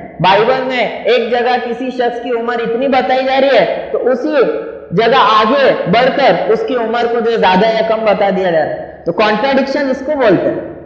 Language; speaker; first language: Urdu; native; Urdu